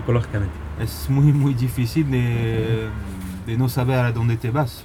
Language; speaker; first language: Spanish; non-native, learner; French